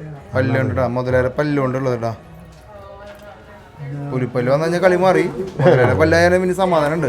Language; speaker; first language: Malayalam; native; Malayalam